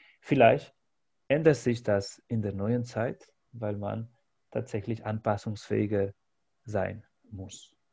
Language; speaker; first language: German; non-native, fluent; Spanish